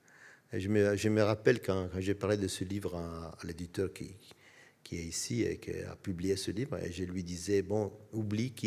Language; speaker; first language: French; non-native, fluent; Italian